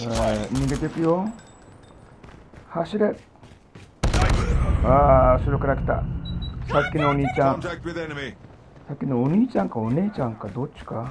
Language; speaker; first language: Japanese; native; Japanese